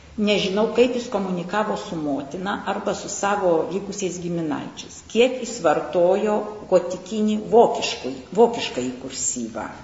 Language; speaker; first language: Lithuanian; native; Lithuanian